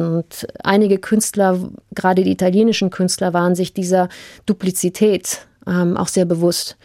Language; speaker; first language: German; early bilingual, heritage; German